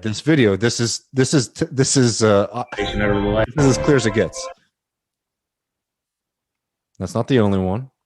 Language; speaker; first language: English; native; English